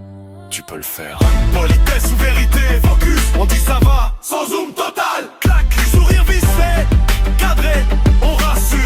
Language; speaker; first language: French; native; French